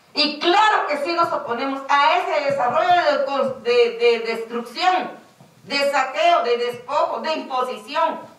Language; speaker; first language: Spanish; native; Spanish